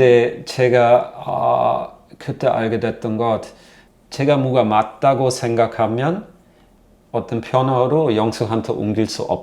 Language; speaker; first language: Korean; non-native, learner; German